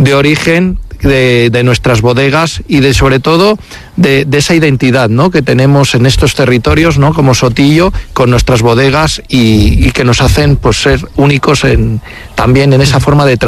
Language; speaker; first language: Spanish; native; Spanish